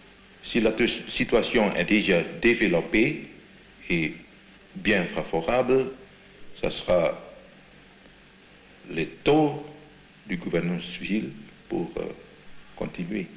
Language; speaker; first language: French; non-native, fluent; Indonesian